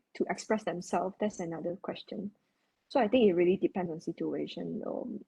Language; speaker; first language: English; non-native, local second language; Chinese